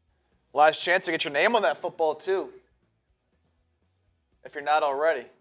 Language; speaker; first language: English; native; English